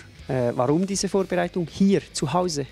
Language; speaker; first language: German; native; German